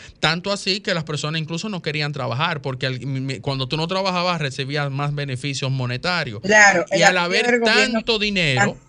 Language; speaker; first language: Spanish; native; Spanish